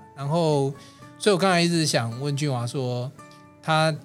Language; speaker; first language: Chinese; native; Chinese